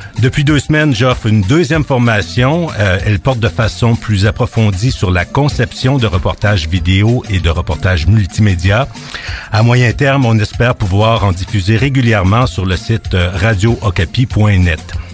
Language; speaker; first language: French; native; French